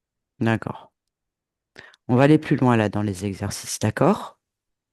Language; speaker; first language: French; native; French